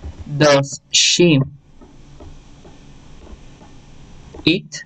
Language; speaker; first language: English; non-native, fluent; Spanish